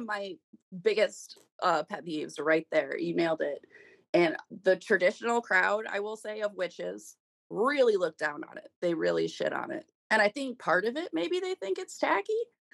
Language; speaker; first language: English; native; English